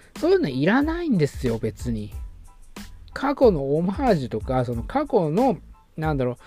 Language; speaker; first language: Japanese; native; Japanese